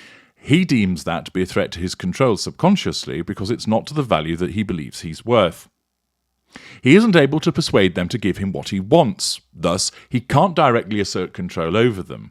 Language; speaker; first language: English; native; English